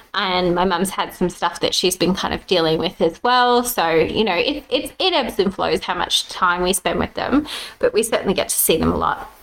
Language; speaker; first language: English; native; English